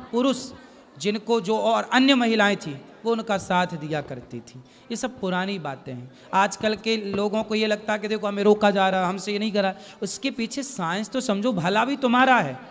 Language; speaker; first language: Hindi; native; Hindi